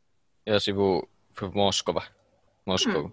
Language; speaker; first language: Russian; non-native, learner; Finnish